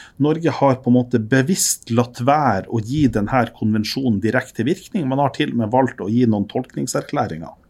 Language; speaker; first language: Norwegian; native; Norwegian